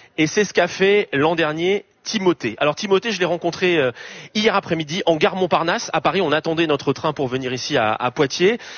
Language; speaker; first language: French; native; French